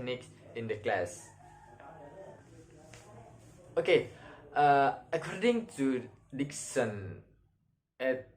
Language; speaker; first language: English; non-native, learner; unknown